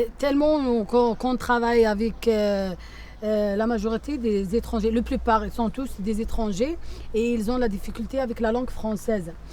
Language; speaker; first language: French; non-native, local second language; Arabic